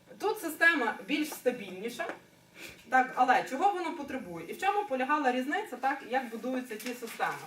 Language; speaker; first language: Ukrainian; native; Ukrainian